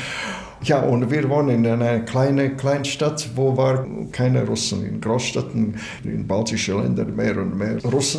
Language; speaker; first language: German; non-native, learner; Latvian